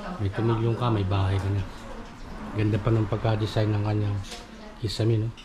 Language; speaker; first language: Filipino; non-native, local second language; Cebuano